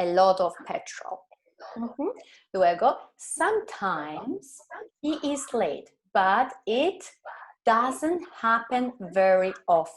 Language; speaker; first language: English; non-native, fluent; Spanish